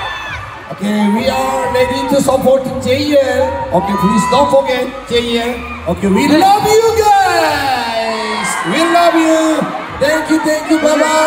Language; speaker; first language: English; non-native, learner; Korean